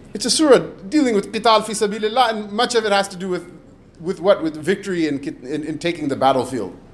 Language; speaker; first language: English; native; English